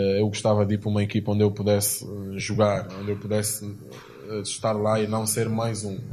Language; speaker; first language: Portuguese; native; Portuguese